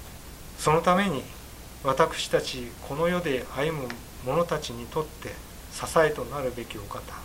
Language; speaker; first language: Japanese; native; Japanese